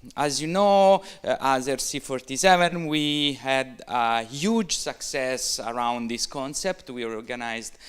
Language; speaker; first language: English; non-native, fluent; Italian